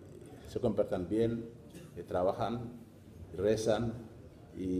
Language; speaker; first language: Spanish; non-native, fluent; Wolof